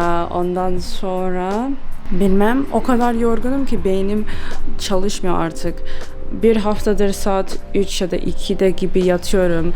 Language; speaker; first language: Turkish; early bilingual, heritage; Turkish